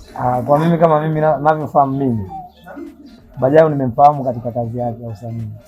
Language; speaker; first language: Swahili; native; Swahili